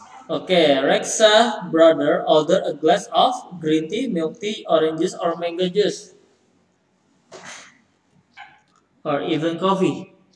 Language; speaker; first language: English; non-native, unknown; Indonesian